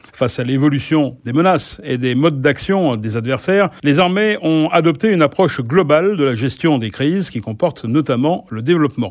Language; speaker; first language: French; native; French